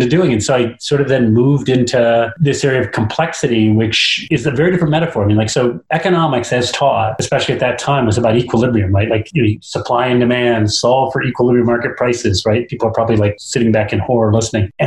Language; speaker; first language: English; native; English